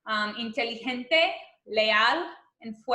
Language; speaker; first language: Spanish; non-native, fluent; English